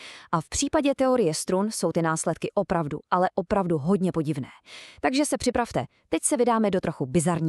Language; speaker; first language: Czech; native; Czech